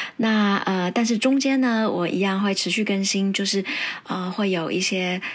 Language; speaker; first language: Chinese; non-native, local second language; Min Nan Chinese